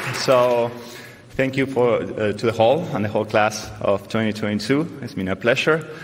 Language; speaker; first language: English; non-native, fluent; Spanish